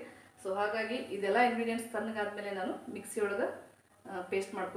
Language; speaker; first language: Kannada; native; Kannada